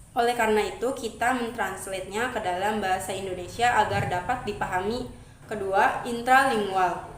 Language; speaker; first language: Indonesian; non-native, local second language; Javanese